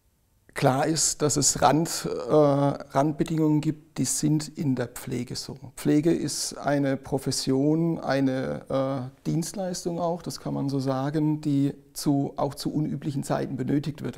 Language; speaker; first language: German; native; German